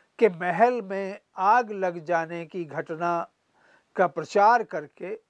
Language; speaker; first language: Hindi; native; Hindi